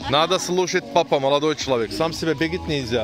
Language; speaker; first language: Russian; non-native, learner; Turkish